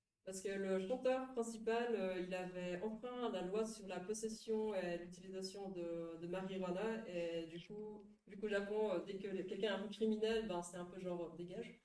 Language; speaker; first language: French; native; French